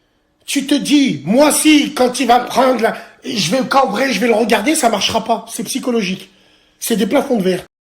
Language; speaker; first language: French; native; French